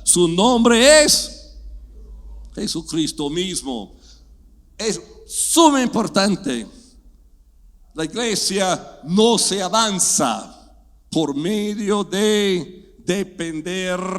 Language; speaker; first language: Spanish; non-native, fluent; English